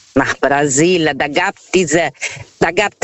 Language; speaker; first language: German; non-native, learner; Portuguese